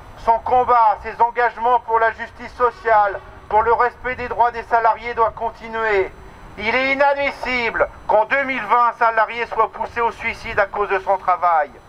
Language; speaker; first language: French; native; French